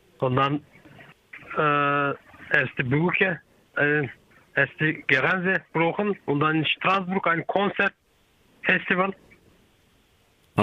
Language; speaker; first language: German; non-native, learner; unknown